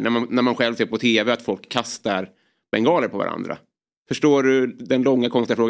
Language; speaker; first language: Swedish; native; Swedish